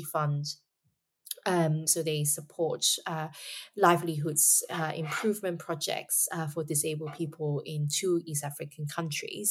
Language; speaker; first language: English; non-native, local second language; Cantonese